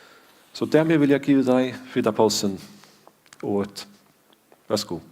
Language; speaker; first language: Danish; non-native, fluent; Faroese